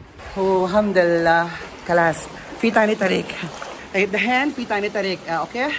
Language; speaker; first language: Arabic; non-native, learner; Filipino